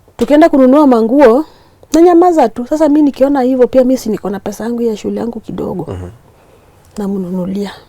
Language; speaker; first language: Swahili; non-native, local second language; Luo (Kenya and Tanzania)